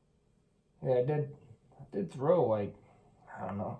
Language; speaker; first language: English; native; English